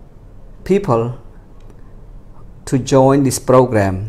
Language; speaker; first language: English; non-native, fluent; Khmer